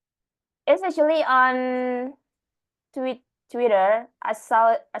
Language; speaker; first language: English; non-native, learner; Indonesian